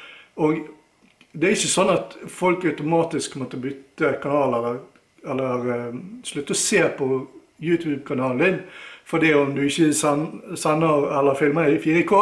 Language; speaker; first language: Norwegian; native; Norwegian